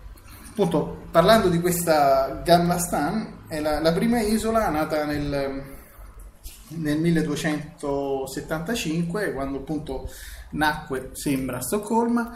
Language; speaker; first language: Italian; native; Italian